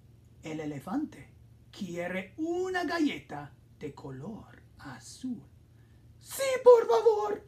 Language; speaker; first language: Spanish; non-native, fluent; English